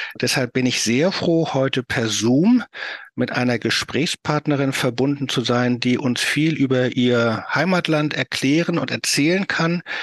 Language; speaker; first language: German; native; German